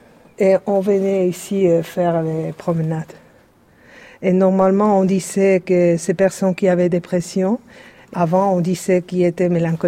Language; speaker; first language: French; non-native, fluent; Spanish